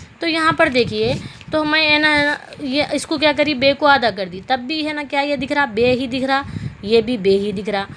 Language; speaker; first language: Urdu; native; Urdu